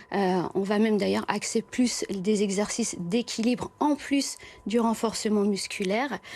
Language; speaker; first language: French; native; French